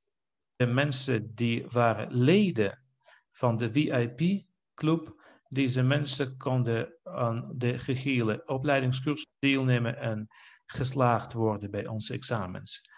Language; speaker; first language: Dutch; non-native, fluent; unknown